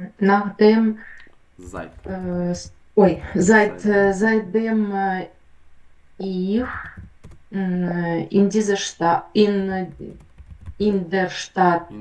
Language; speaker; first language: German; non-native, learner; Ukrainian